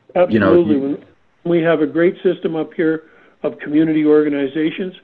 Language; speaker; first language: English; native; English